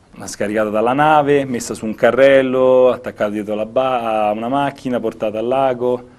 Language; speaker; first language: Italian; native; Italian